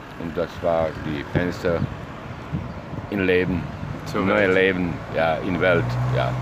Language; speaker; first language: German; non-native, learner; Bosnian